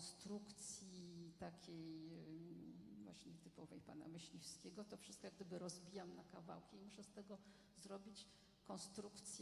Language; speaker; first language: Polish; non-native, fluent; French